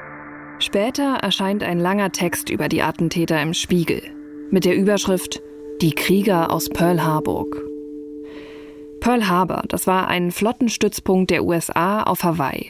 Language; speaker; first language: German; native; German